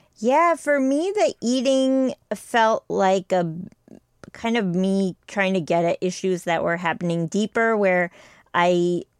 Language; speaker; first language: English; native; English